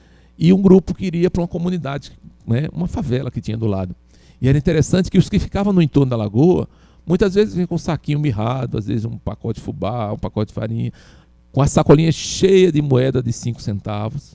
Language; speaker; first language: Portuguese; native; Portuguese